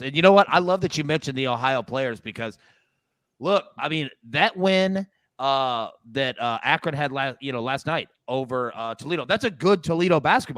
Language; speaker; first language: English; native; English